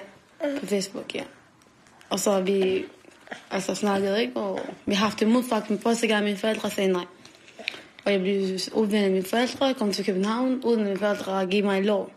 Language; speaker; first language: Danish; non-native, learner; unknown